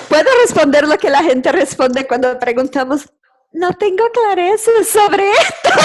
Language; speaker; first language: Spanish; non-native, fluent; Portuguese